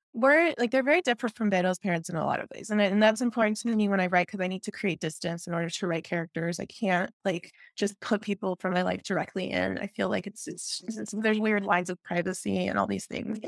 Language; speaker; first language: English; early bilingual, other home language; Spanish